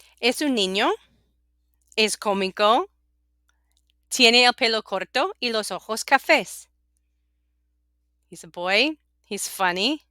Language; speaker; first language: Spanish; non-native, fluent; English